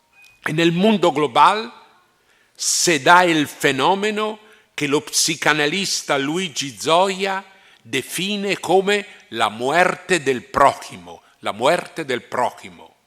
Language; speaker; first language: Spanish; non-native, fluent; Italian